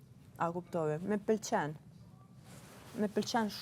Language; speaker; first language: Albanian; early bilingual, heritage; Italian